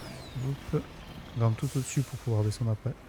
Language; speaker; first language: French; native; French